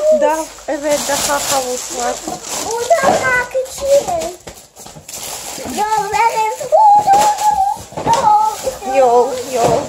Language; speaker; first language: Turkish; non-native, learner; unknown